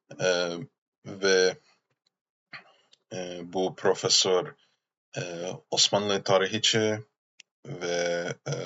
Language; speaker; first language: Turkish; non-native, learner; English